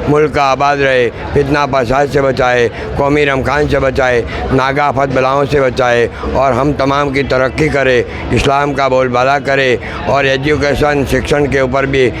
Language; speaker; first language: Hindi; non-native, local second language; Gujarati